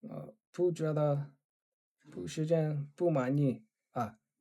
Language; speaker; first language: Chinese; non-native, learner; English